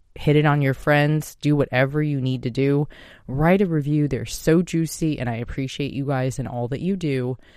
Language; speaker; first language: English; native; English